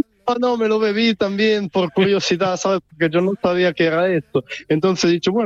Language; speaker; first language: Spanish; non-native, fluent; Italian